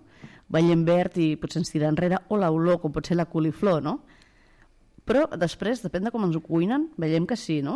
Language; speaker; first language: Catalan; native; Catalan